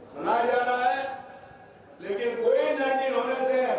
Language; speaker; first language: Hindi; non-native, local second language; Lambadi